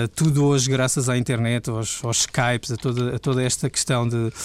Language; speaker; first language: Portuguese; native; Portuguese